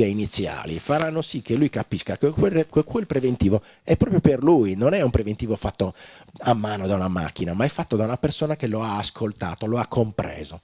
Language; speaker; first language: Italian; native; Italian